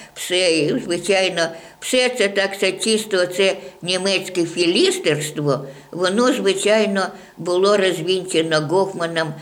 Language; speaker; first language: Ukrainian; native; Ukrainian